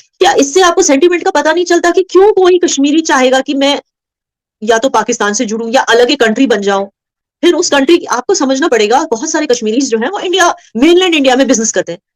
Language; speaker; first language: Hindi; non-native, local second language; Kashmiri